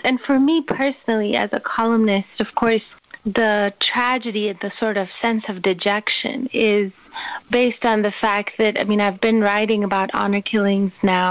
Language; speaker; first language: English; non-native, local second language; Urdu